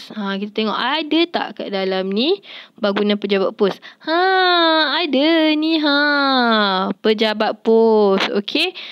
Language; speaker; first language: Malay; native; Malay